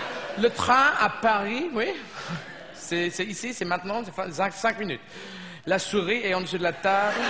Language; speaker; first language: French; non-native, fluent; English